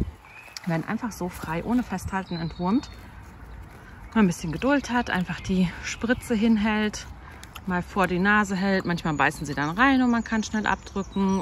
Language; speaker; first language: German; native; German